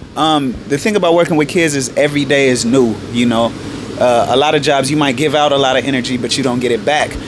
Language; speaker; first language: English; native; English